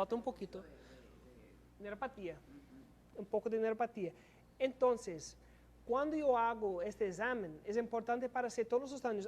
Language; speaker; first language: Spanish; non-native, learner; English